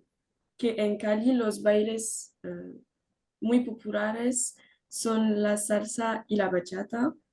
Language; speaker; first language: Spanish; non-native, learner; French